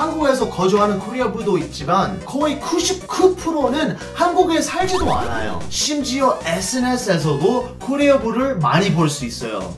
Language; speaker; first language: Korean; non-native, fluent; English